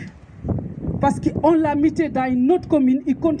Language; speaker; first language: French; non-native, local second language; Wolof